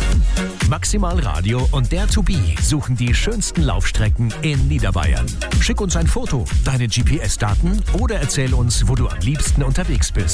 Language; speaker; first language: German; native; German